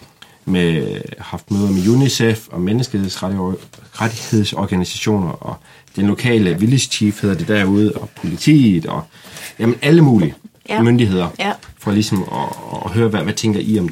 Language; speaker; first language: Danish; native; Danish